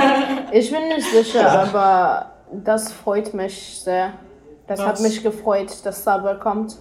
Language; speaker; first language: German; non-native, learner; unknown